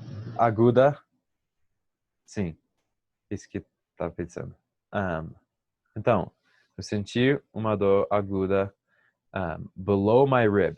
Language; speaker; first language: Portuguese; non-native, fluent; English